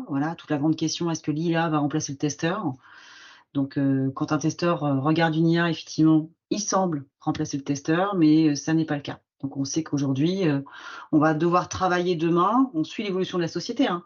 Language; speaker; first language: French; native; French